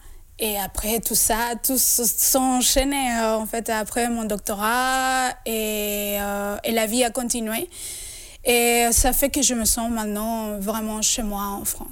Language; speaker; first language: French; non-native, fluent; Spanish